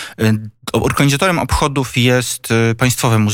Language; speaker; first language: Polish; native; Polish